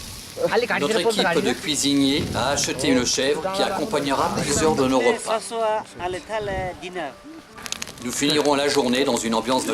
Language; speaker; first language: French; native; French